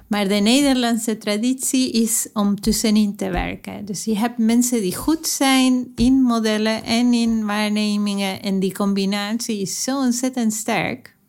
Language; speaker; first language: Dutch; non-native, fluent; Spanish